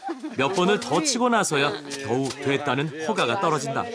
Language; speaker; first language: Korean; native; Korean